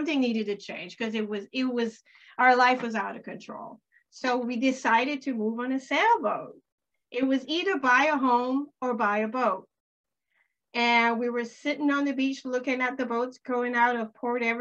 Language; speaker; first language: English; native; English